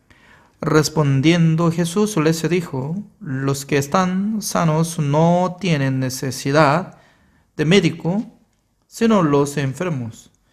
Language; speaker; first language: Spanish; non-native, fluent; Korean